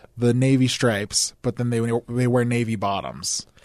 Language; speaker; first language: English; native; English